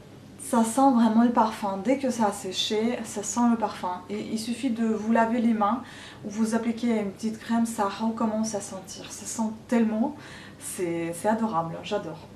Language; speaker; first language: French; non-native, fluent; Russian